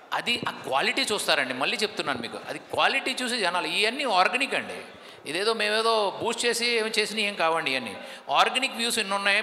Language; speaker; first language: Telugu; native; Telugu